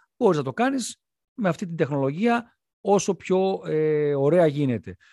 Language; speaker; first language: Greek; native; Greek